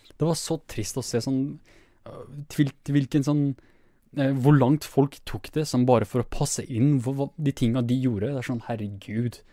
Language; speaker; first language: Norwegian; early bilingual, other home language; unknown